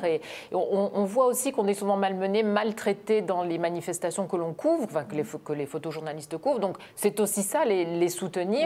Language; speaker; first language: French; native; French